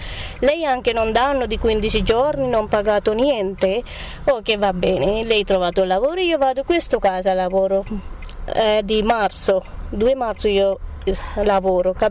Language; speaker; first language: Italian; non-native, learner; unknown